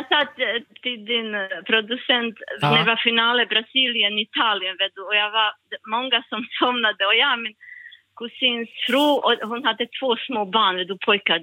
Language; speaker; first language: Swedish; non-native, learner; Bosnian